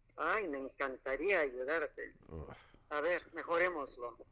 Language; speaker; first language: Spanish; native; Spanish